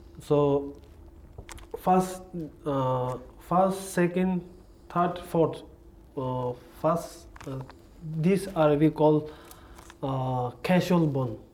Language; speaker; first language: English; non-native, learner; Tibetan